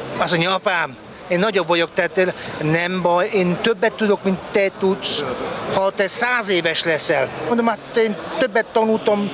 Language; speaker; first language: Hungarian; early bilingual, heritage; Hungarian